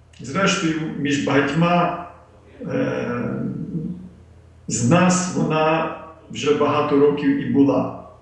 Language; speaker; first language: Ukrainian; early bilingual, heritage; Ukrainian